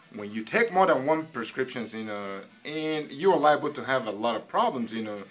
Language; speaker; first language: English; non-native, local second language; Igbo